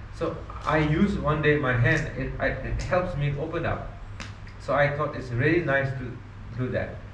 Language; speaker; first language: English; non-native, learner; Nepali